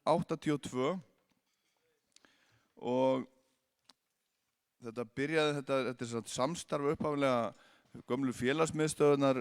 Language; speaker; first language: Icelandic; native; Icelandic